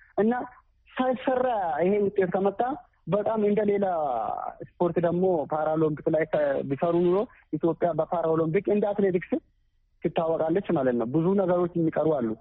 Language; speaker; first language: Amharic; native; Amharic